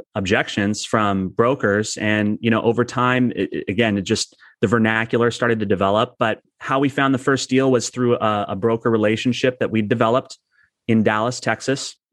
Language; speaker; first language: English; native; English